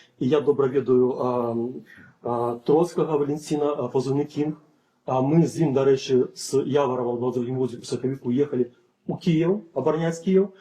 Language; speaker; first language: Belarusian; non-native, local second language; Russian